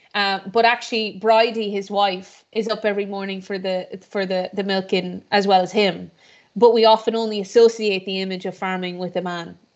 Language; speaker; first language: English; native; English